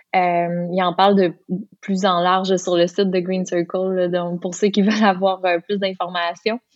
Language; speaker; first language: French; native; French